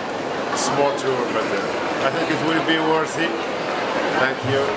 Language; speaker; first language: English; non-native, learner; Kabyle